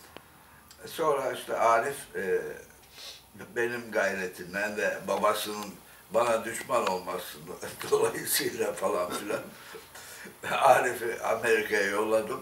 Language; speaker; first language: Turkish; native; Turkish